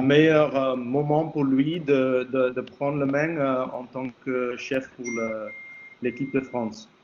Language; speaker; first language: French; non-native, fluent; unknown